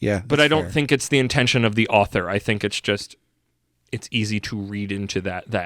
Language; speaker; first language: English; native; English